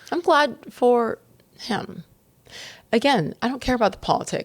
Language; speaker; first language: English; native; English